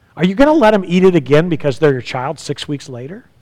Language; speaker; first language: English; native; English